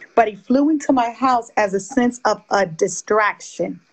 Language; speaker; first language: English; early bilingual, other home language; French